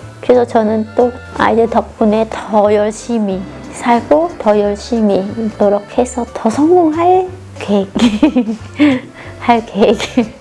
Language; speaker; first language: Korean; non-native, fluent; Khmer